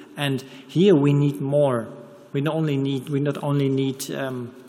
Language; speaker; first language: English; non-native, fluent; German